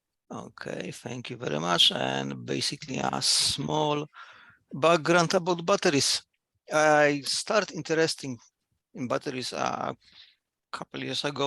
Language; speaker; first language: English; non-native, fluent; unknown